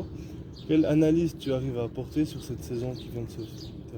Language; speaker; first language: French; native; French